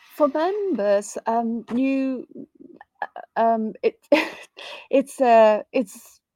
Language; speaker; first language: English; non-native, local second language; Cantonese